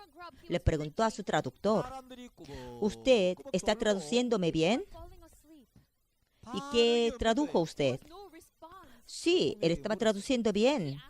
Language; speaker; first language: Spanish; non-native, fluent; Korean